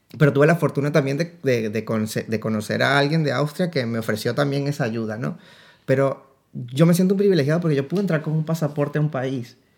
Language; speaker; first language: Spanish; native; Spanish